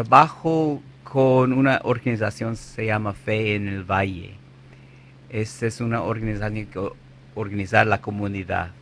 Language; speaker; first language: Spanish; non-native, fluent; English